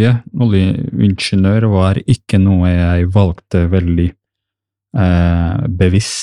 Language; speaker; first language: Norwegian; early bilingual, other home language; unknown